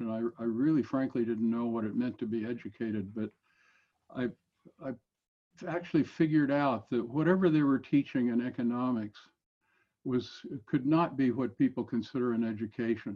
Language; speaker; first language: English; native; English